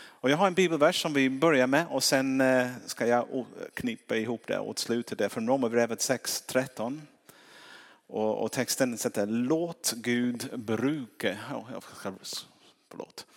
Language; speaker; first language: Swedish; non-native, fluent; English